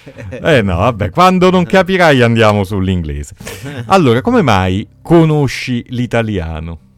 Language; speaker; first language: Italian; native; Italian